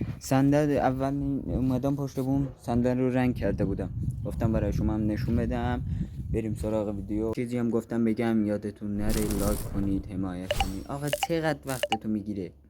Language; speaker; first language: Persian; non-native, local second language; Azerbaijani